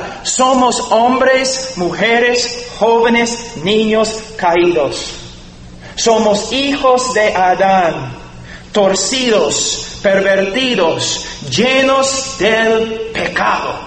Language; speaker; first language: Spanish; non-native, fluent; English